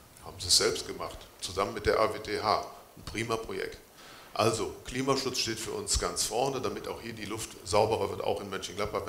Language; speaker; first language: German; native; German